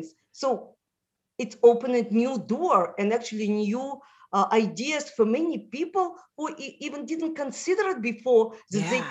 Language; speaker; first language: English; non-native, fluent; Russian